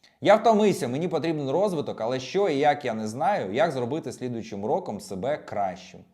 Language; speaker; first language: Ukrainian; non-native, local second language; Russian